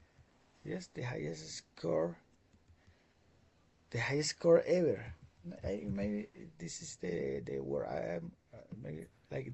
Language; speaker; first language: English; non-native, fluent; Spanish